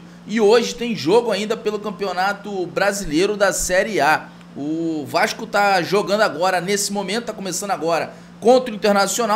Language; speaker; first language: Portuguese; native; Portuguese